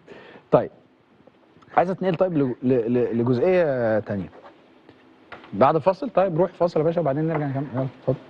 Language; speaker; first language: Arabic; native; Arabic